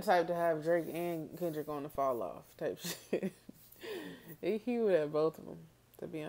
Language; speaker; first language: English; native; English